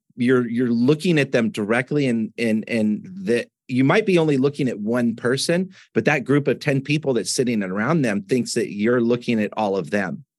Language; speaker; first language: English; native; English